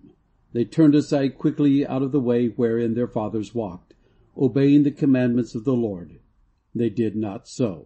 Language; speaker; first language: English; native; English